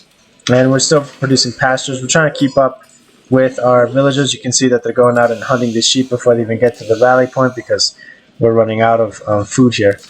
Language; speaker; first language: English; native; English